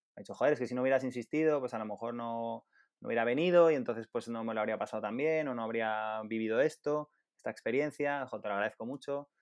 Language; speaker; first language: Spanish; native; Spanish